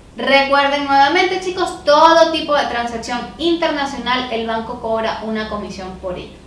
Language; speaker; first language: Spanish; native; Spanish